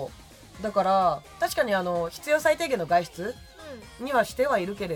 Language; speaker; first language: Japanese; native; Japanese